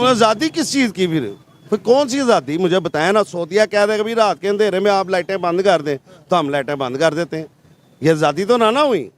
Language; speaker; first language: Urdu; non-native, local second language; Punjabi